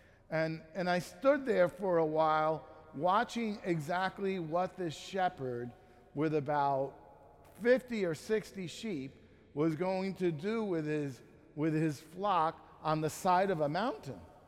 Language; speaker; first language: English; native; English